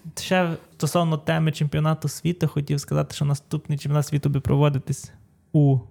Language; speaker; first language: Ukrainian; native; Ukrainian